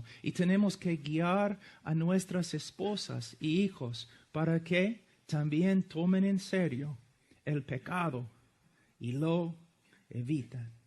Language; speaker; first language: Spanish; non-native, fluent; English